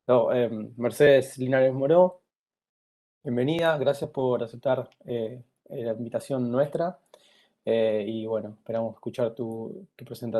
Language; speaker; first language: Spanish; native; Spanish